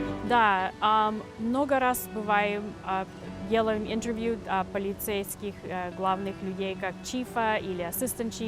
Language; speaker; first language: Russian; early bilingual, heritage; Russian